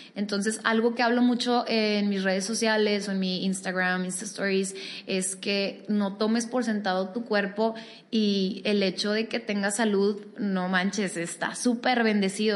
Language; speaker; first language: Spanish; native; Spanish